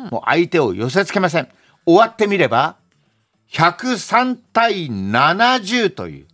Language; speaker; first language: Japanese; native; Japanese